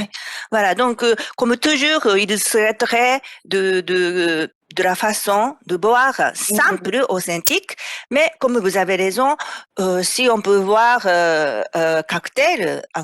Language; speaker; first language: French; non-native, fluent; Japanese